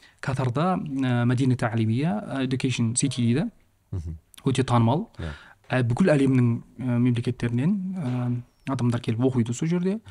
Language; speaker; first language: Kazakh; native; Kazakh